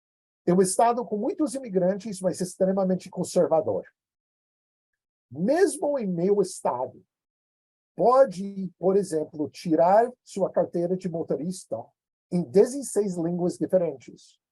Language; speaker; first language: Portuguese; non-native, fluent; English